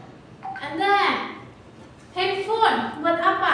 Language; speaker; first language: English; non-native, learner; Indonesian